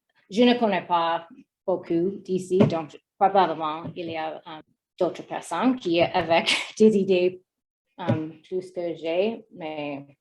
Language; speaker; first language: French; non-native, learner; English